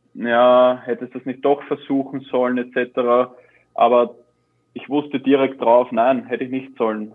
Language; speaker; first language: German; native; German